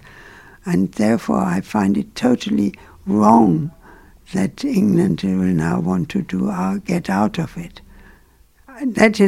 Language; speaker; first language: English; non-native, fluent; German